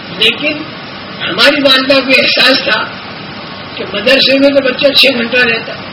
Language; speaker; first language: Urdu; native; Urdu